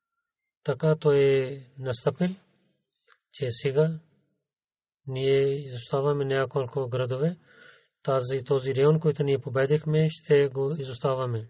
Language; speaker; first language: Bulgarian; non-native, learner; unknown